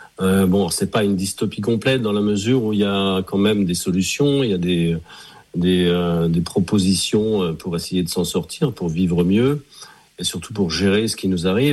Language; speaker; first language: French; native; French